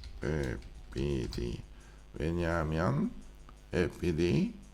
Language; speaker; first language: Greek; non-native, learner; Korean